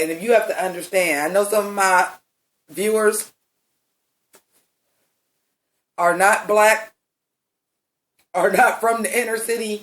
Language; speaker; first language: English; native; English